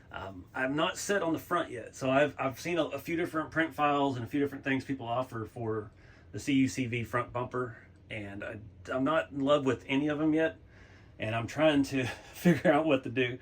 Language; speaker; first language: English; native; English